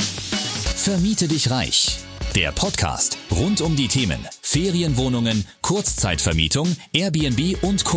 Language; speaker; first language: German; native; German